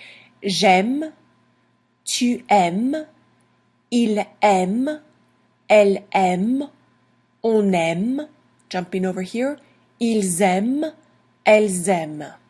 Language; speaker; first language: French; non-native, fluent; English